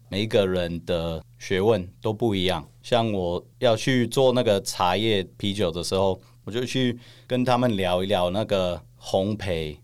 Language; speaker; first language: Chinese; non-native, fluent; English